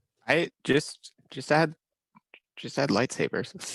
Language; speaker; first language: English; native; English